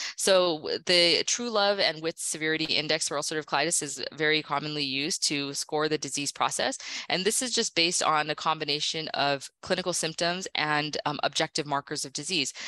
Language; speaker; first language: English; native; English